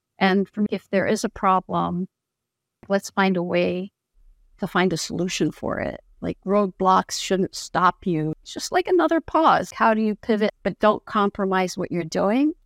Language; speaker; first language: English; non-native, fluent; Arabic